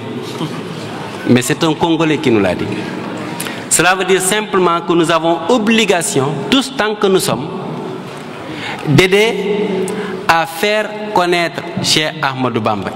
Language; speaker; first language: French; non-native, local second language; Wolof